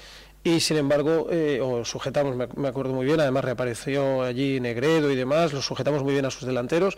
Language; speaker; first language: Spanish; native; Spanish